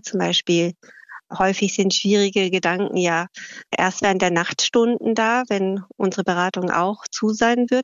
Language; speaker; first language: German; native; German